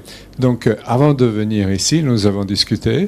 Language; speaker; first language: French; non-native, fluent; Serbian